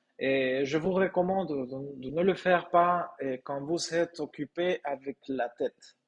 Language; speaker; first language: French; non-native, fluent; Spanish